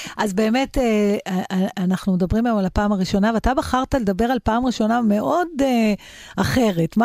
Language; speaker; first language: Hebrew; native; Hebrew